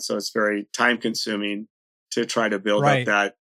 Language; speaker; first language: English; native; English